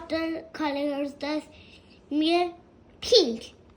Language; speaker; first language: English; non-native, learner; Persian